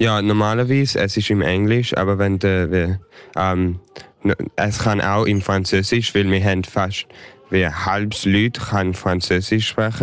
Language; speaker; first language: German; early bilingual, heritage; English